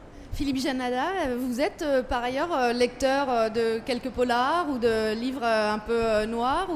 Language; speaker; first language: French; native; French